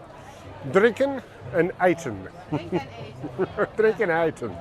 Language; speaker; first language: Dutch; non-native, learner; English